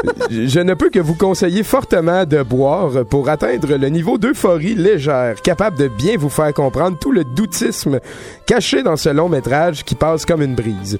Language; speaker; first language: French; native; French